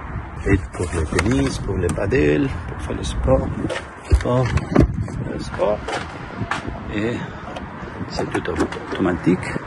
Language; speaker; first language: French; non-native, learner; Spanish